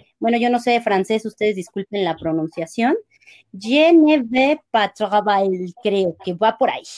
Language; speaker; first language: Spanish; native; Spanish